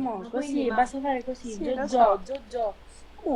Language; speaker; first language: Italian; native; Italian